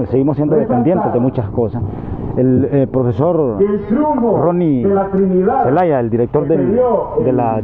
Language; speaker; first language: Spanish; native; Spanish